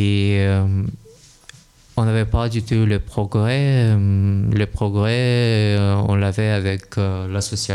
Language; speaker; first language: French; non-native, fluent; Russian